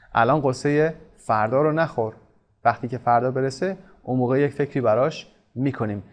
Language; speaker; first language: Persian; native; Persian